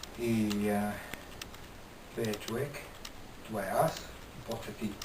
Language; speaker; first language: Bulgarian; non-native, learner; Finnish